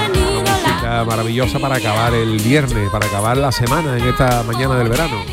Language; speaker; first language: Spanish; native; Spanish